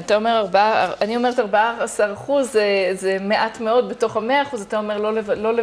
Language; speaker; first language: Hebrew; native; Hebrew